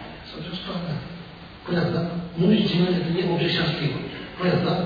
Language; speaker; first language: Russian; non-native, learner; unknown